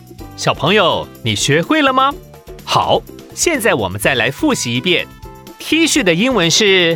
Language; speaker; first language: Chinese; native; Chinese